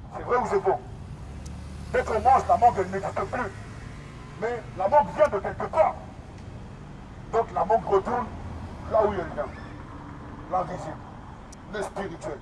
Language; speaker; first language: French; native; French